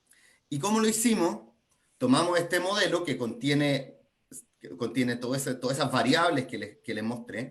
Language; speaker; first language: Spanish; native; Spanish